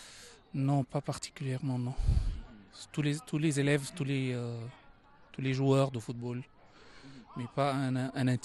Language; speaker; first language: French; non-native, fluent; Arabic